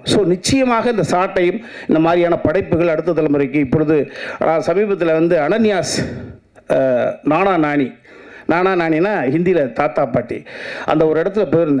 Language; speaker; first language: Tamil; native; Tamil